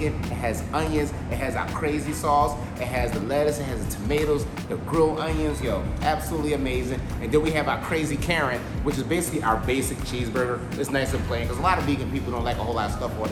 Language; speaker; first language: English; native; English